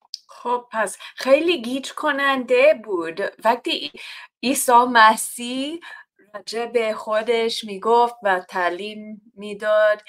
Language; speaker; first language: Persian; non-native, fluent; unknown